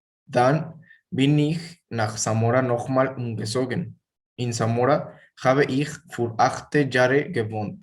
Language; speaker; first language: German; non-native, learner; Spanish